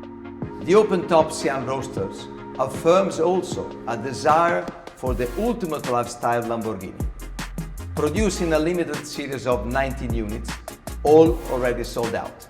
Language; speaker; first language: English; non-native, fluent; Italian